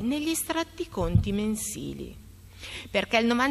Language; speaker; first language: Italian; native; Italian